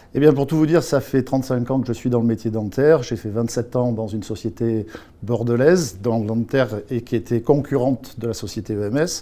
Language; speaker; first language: French; native; French